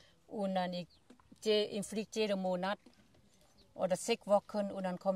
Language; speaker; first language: German; non-native, fluent; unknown